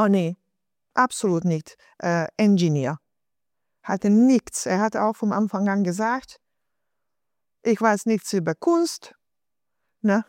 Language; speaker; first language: German; non-native, fluent; Hungarian